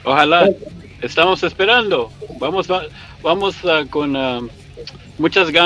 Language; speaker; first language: Spanish; early bilingual, heritage; English